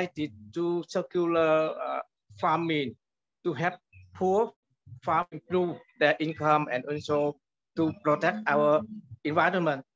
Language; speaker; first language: English; non-native, learner; Vietnamese